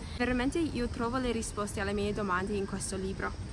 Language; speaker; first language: Italian; non-native, learner; English